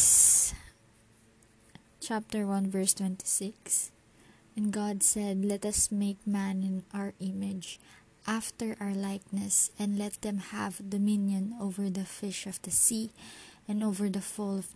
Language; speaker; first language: English; non-native, local second language; Filipino